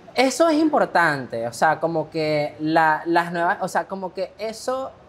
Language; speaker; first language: Spanish; native; Spanish